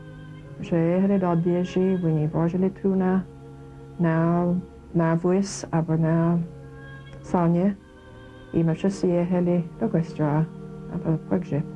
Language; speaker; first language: Polish; early bilingual, heritage; Kashubian